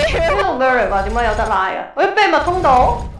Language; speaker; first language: Chinese; native; Chinese